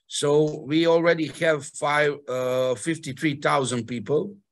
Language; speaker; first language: English; non-native, fluent; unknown